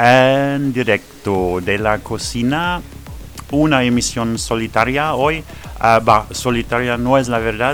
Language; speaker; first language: Spanish; non-native, fluent; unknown